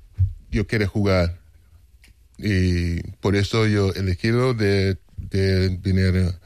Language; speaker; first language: Spanish; non-native, fluent; English